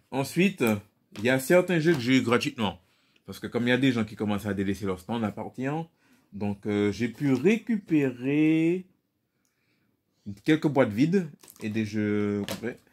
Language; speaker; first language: French; native; French